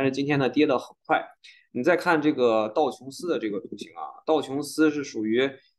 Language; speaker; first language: Chinese; native; Chinese